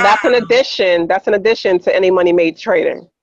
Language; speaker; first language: English; native; English